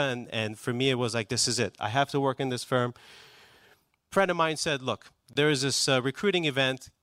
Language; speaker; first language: English; non-native, fluent; Persian